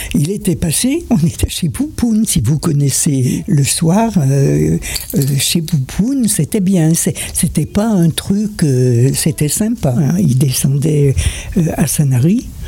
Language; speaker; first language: French; native; French